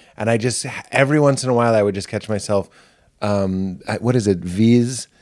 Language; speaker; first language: English; native; English